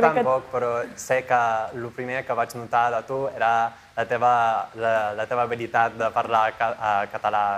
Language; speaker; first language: Catalan; non-native, fluent; English